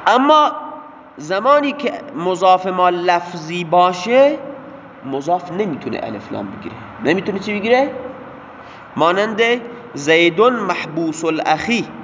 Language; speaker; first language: Persian; non-native, local second language; Baluchi